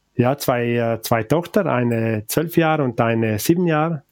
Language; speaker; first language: German; non-native, local second language; Ladin